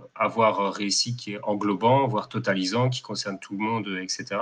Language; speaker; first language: French; native; French